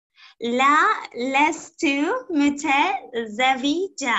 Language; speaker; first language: Arabic; non-native, learner; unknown